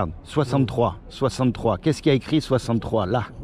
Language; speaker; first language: French; native; French